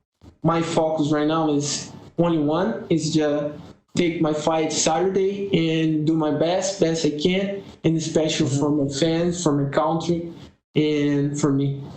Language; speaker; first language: English; non-native, learner; Portuguese